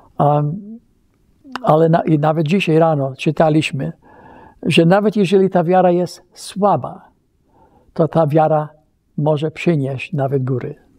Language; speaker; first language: Polish; early bilingual, heritage; Polish